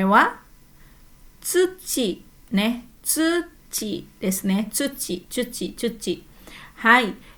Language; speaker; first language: Japanese; non-native, fluent; Indonesian